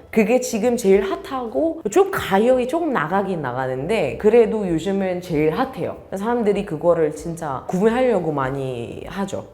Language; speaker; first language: Korean; non-native, fluent; Arabic